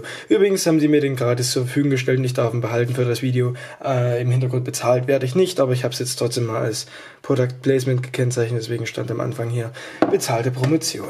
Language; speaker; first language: German; native; German